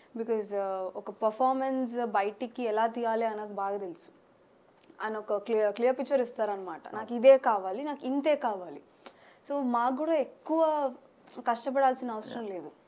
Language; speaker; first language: Telugu; early bilingual, heritage; Telugu